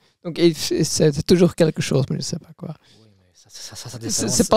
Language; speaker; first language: French; non-native, local second language; Dutch